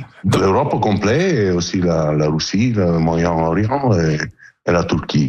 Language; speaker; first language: French; non-native, learner; Italian